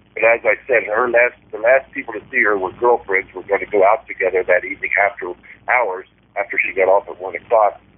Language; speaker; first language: English; native; English